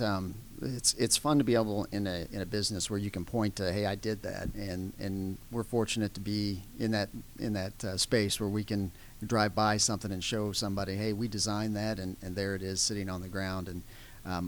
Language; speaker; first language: English; native; English